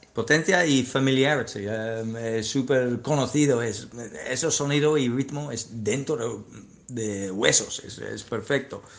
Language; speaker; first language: Spanish; non-native, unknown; English